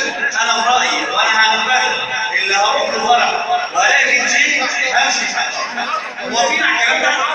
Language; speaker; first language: Arabic; native; Arabic